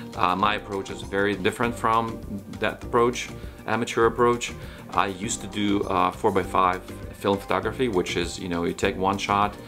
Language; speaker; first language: English; non-native, fluent; Ukrainian